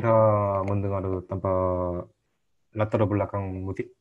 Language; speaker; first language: Indonesian; non-native, learner; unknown